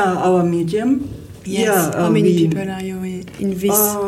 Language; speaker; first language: English; non-native, fluent; French